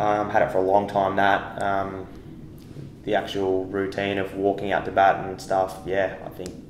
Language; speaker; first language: English; native; English